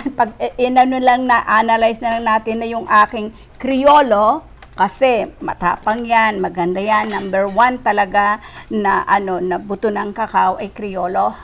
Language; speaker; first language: Filipino; native; Filipino